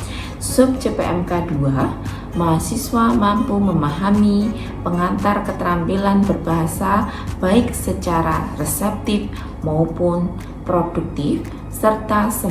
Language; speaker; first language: Indonesian; native; Indonesian